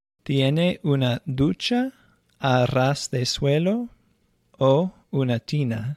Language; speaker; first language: Spanish; non-native, fluent; English